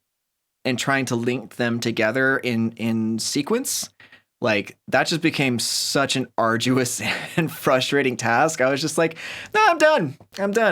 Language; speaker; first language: English; native; English